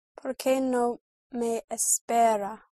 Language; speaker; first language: Spanish; non-native, learner; English